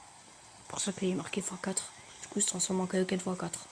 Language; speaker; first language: French; native; French